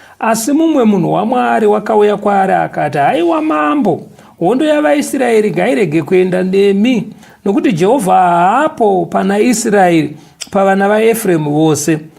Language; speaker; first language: Shona; native; Shona